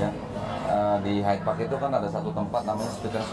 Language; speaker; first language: Indonesian; native; Indonesian